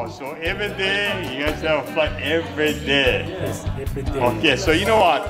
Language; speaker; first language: English; native; English